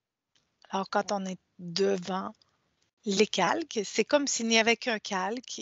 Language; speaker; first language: French; native; French